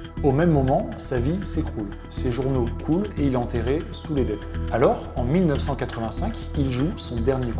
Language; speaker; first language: French; native; French